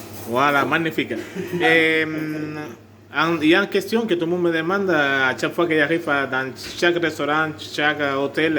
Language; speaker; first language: French; non-native, fluent; Spanish